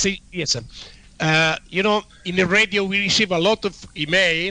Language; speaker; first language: English; non-native, learner; Italian